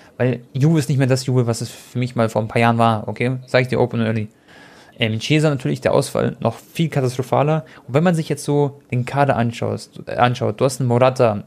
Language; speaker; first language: German; early bilingual, other home language; Croatian